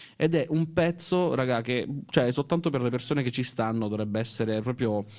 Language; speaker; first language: Italian; native; Italian